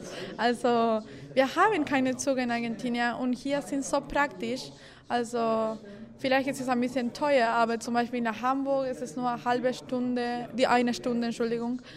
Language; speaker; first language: German; non-native, fluent; Spanish